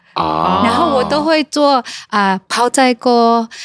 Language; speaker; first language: Chinese; non-native, fluent; Cebuano